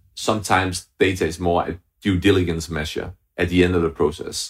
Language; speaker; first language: English; non-native, fluent; Danish